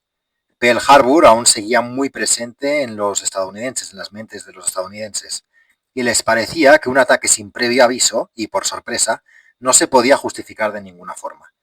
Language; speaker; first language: Spanish; native; Spanish